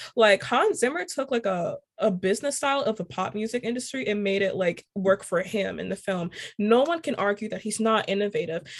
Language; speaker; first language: English; native; English